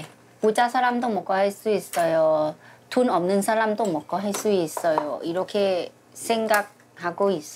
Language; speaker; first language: Korean; non-native, learner; Thai